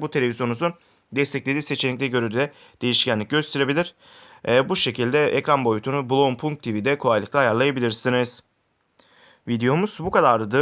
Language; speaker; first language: Turkish; native; Turkish